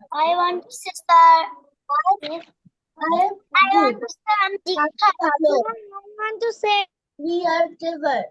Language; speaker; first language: English; non-native, learner; Bangla